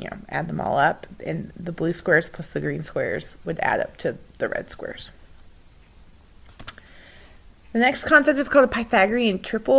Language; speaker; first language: English; native; English